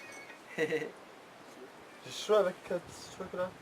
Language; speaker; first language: French; non-native, fluent; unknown